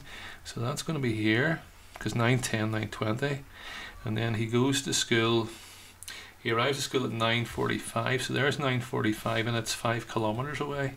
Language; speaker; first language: English; native; English